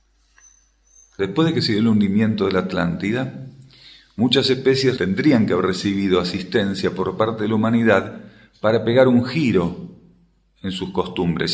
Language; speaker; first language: Spanish; native; Spanish